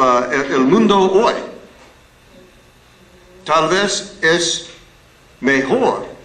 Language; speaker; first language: Spanish; non-native, learner; English